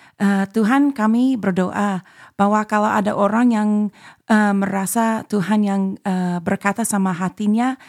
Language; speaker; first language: Indonesian; non-native, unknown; English